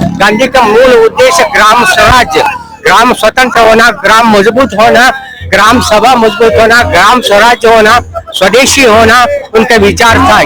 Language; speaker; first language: Hindi; non-native, local second language; Kannada